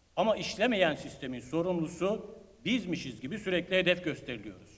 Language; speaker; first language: Turkish; native; Turkish